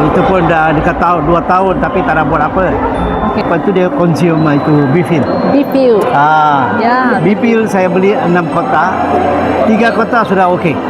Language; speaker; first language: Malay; non-native, local second language; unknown